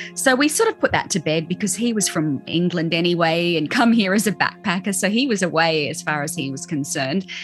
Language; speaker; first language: English; native; English